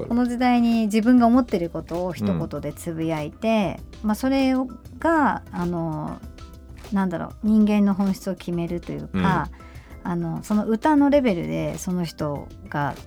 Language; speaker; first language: Japanese; native; Japanese